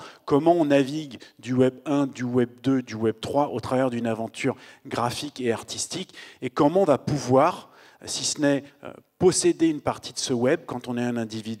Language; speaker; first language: French; native; French